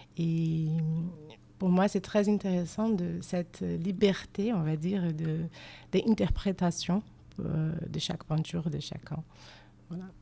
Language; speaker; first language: French; non-native, fluent; Portuguese